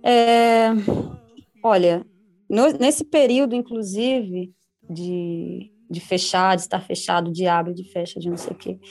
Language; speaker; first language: Portuguese; native; Portuguese